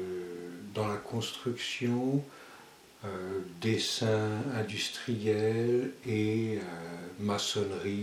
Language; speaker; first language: French; early bilingual, other home language; Spanish